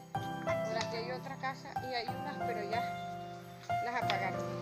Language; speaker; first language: Spanish; native; Spanish